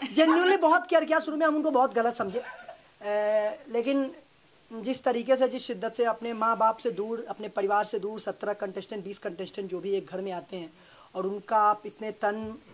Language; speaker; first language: Hindi; native; Hindi